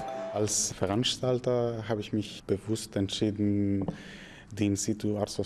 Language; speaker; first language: German; non-native, fluent; Greek